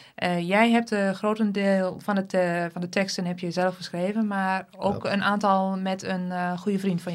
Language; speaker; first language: Dutch; native; Dutch